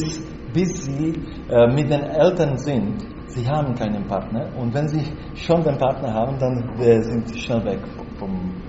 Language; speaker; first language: German; non-native, learner; Slovak